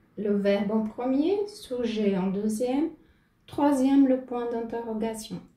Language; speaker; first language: French; non-native, fluent; Portuguese